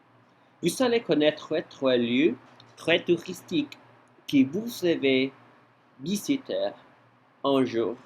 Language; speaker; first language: French; non-native, learner; Spanish